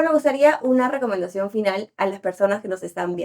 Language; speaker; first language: Spanish; native; Spanish